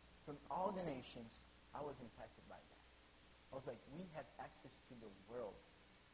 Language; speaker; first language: English; non-native, fluent; Portuguese